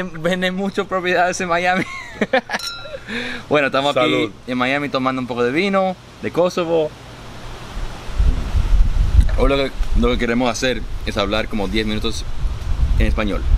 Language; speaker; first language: Spanish; early bilingual, heritage; Spanish